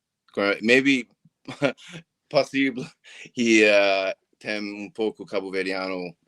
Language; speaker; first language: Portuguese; non-native, learner; English